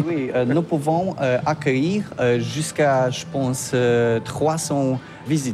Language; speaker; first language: French; non-native, learner; Polish